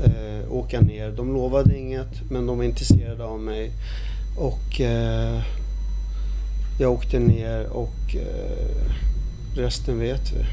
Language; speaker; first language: Swedish; early bilingual, other home language; Arabic